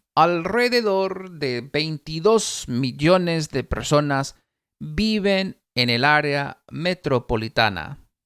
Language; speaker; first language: Spanish; non-native, fluent; English